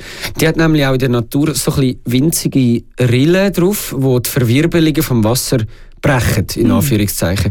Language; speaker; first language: German; native; German